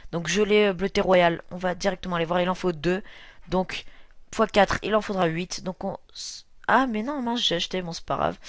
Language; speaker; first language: French; native; French